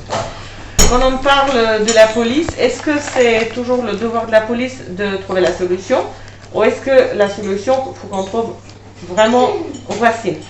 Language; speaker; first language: French; non-native, fluent; Albanian